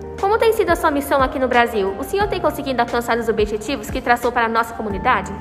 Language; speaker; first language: Portuguese; native; Portuguese